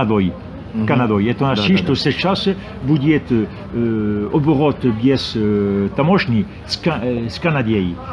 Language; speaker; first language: Russian; non-native, fluent; French